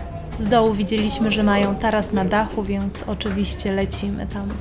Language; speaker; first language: Polish; native; Polish